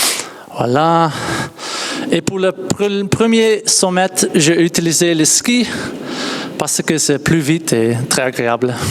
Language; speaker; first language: French; non-native, learner; Dutch